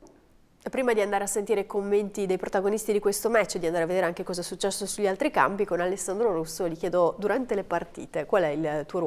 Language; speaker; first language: Italian; native; Italian